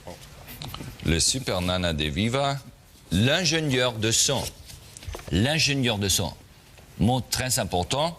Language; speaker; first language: French; non-native, learner; German